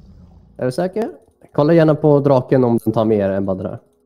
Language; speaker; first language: Swedish; native; Swedish